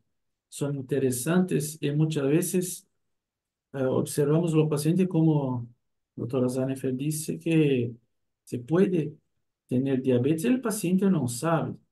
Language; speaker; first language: Spanish; non-native, fluent; Portuguese